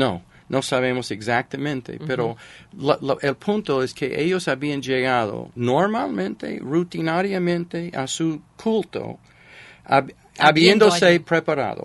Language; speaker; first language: Spanish; non-native, fluent; English